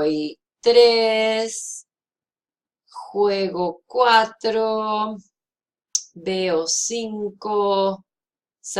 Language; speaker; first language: Spanish; non-native, fluent; English